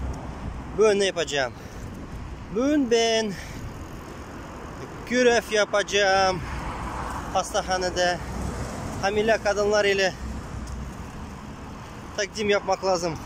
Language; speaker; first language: Turkish; non-native, learner; Russian